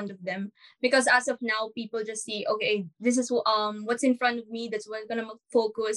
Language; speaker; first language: English; non-native, local second language; Filipino